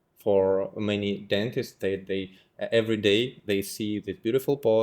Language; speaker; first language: English; non-native, fluent; Russian